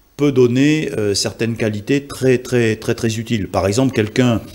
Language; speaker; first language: French; native; French